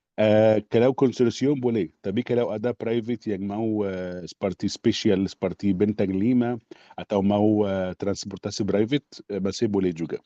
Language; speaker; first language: Indonesian; non-native, fluent; Arabic